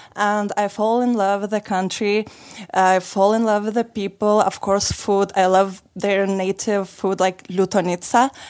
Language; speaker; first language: English; non-native, fluent; Lithuanian